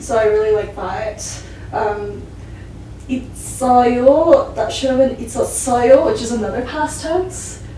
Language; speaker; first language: English; early bilingual, other home language; Korean